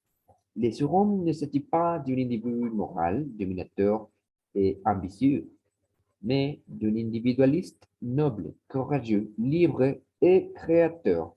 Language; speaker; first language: French; non-native, learner; Spanish